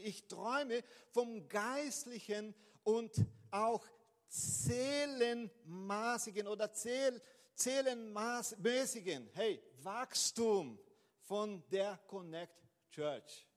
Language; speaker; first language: German; non-native, fluent; Portuguese